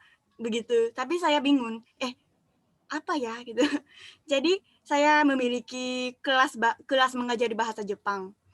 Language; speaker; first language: Indonesian; non-native, fluent; Japanese